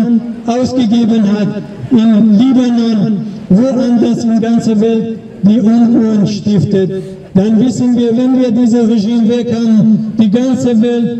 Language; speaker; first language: German; non-native, learner; Persian